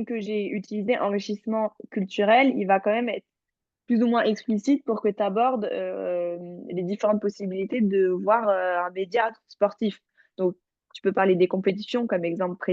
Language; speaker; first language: French; native; French